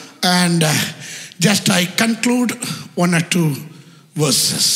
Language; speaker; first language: English; non-native, local second language; Malayalam